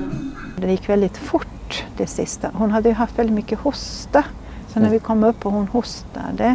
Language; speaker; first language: Swedish; native; Swedish